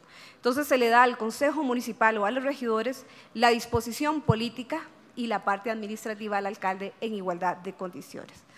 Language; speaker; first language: Spanish; native; Spanish